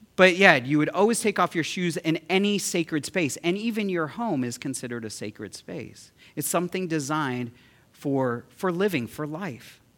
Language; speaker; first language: English; early bilingual, other home language; Filipino